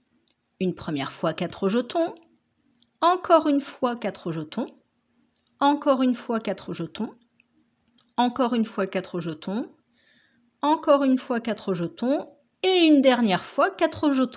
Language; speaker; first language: French; native; French